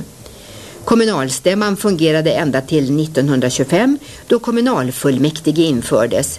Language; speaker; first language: Swedish; native; Swedish